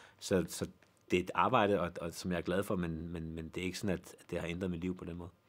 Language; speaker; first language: Danish; native; Danish